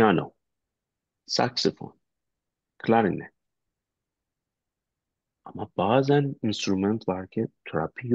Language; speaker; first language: Turkish; non-native, learner; Persian